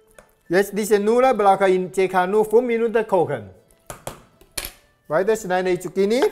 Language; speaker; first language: German; non-native, learner; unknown